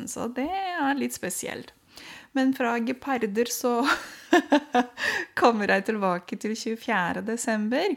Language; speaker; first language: Norwegian; non-native, fluent; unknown